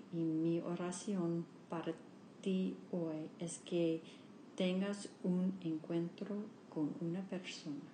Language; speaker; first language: Spanish; non-native, learner; English